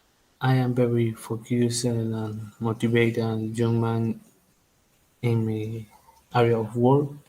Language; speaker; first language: English; non-native, learner; Spanish